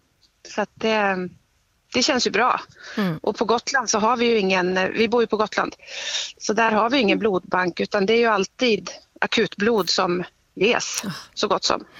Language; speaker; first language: Swedish; native; Swedish